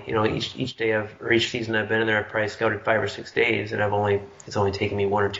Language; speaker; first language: English; native; English